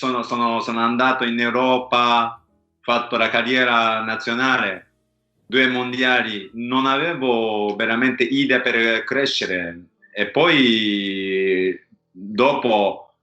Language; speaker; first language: Italian; non-native, learner; Japanese